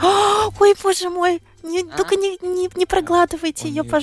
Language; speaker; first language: Russian; native; Russian